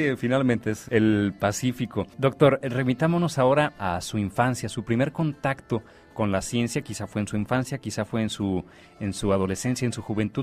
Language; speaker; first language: Spanish; native; Spanish